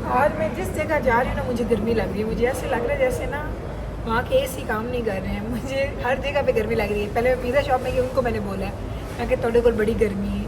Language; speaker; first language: Urdu; non-native, local second language; Punjabi